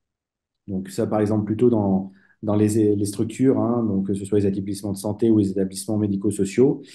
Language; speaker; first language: French; native; French